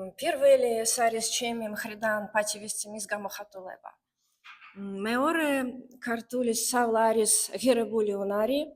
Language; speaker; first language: Georgian; non-native, learner; Russian